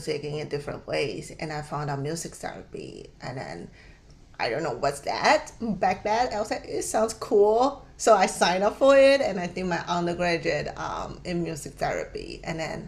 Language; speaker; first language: English; non-native, fluent; Chinese